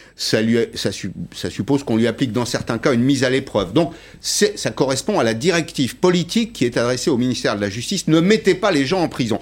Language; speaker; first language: French; native; French